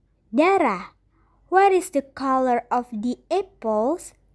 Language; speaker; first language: English; non-native, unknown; Indonesian